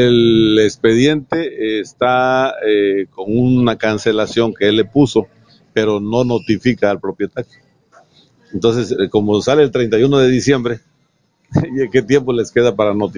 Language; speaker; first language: Spanish; native; Spanish